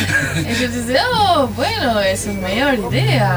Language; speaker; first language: Spanish; non-native, learner; French